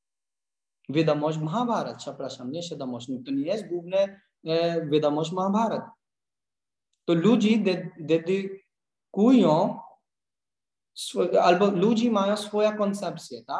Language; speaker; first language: Polish; non-native, learner; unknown